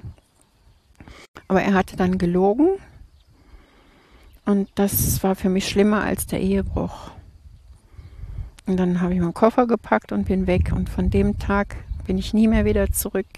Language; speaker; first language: German; native; German